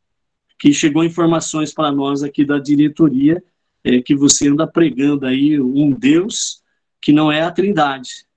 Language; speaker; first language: Portuguese; native; Portuguese